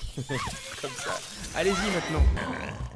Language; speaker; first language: French; native; French